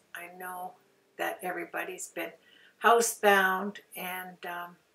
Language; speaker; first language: English; native; English